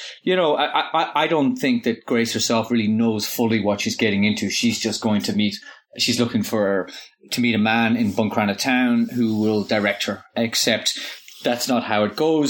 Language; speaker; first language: English; native; English